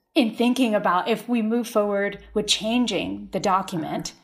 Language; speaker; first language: English; early bilingual, other home language; Spanish